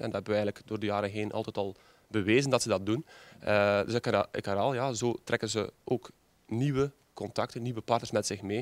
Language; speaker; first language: Dutch; native; Dutch